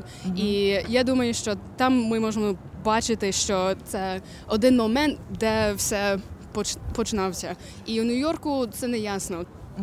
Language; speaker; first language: Ukrainian; non-native, learner; English